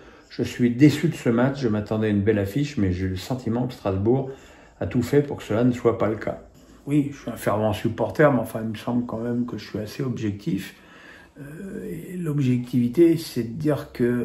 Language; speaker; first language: French; native; French